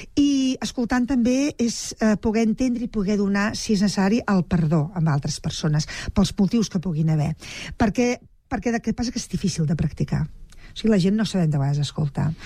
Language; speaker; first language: Catalan; native; Catalan